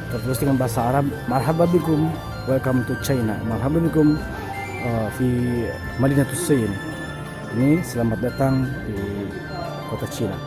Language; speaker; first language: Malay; non-native, local second language; Sundanese